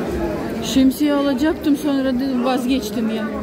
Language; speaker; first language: Turkish; non-native, fluent; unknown